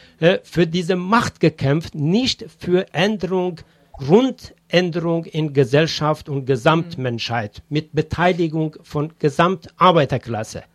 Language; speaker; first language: German; non-native, fluent; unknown